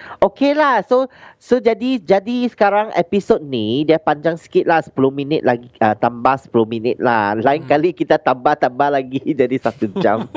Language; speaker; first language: Malay; non-native, local second language; Chinese